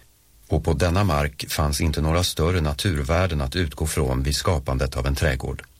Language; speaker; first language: Swedish; native; Swedish